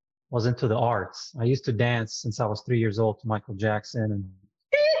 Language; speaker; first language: English; non-native, fluent; Arabic